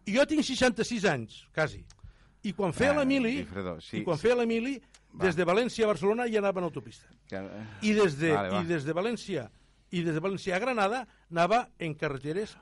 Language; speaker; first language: Catalan; native; Catalan